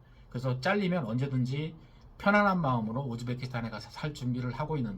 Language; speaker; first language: Korean; native; Korean